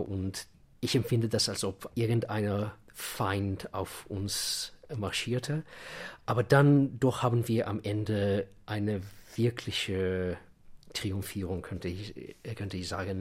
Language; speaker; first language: German; non-native, fluent; Russian